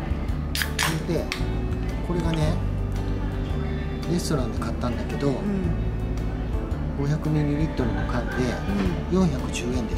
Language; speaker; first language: Japanese; native; Japanese